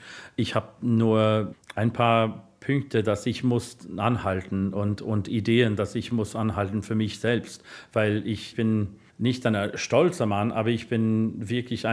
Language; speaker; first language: German; non-native, fluent; English